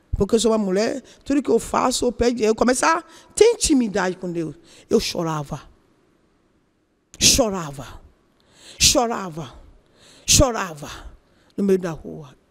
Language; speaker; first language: Portuguese; non-native, learner; Yoruba